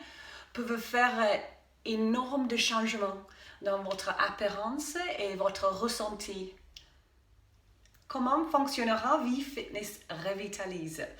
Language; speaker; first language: French; non-native, fluent; English